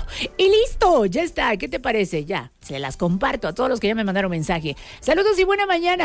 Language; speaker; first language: Spanish; native; Spanish